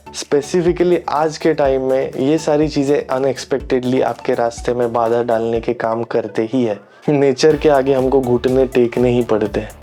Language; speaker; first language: Hindi; non-native, local second language; Marathi